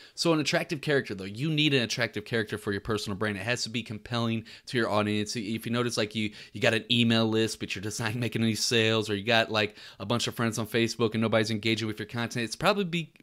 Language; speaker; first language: English; native; English